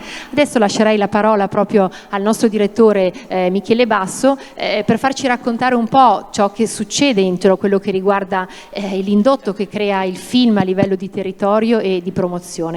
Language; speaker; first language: Italian; native; Italian